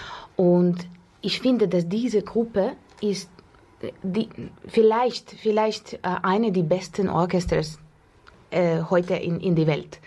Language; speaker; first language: German; non-native, fluent; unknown